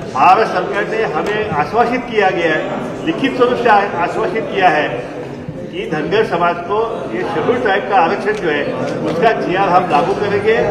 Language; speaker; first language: Hindi; non-native, local second language; Marathi